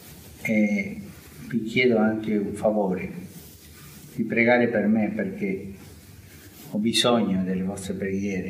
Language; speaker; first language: Italian; non-native, fluent; Spanish